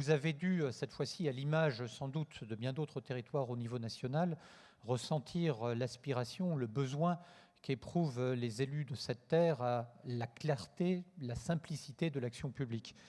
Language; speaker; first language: French; native; French